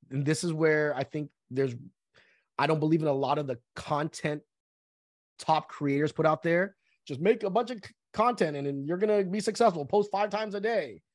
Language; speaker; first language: English; early bilingual, other home language; Vietnamese